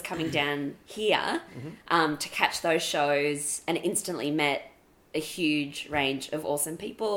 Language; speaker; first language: English; native; English